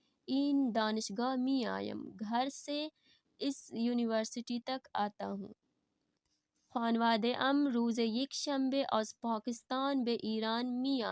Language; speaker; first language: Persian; non-native, fluent; Urdu